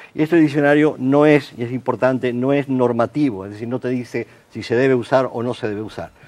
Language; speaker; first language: Spanish; native; Spanish